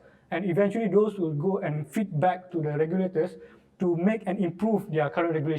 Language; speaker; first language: English; non-native, local second language; Malay